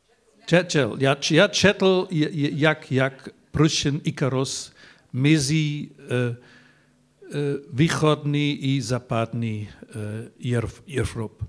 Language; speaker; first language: Czech; non-native, learner; Dutch